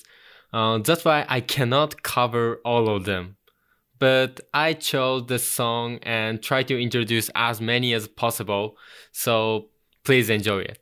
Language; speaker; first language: English; non-native, fluent; Japanese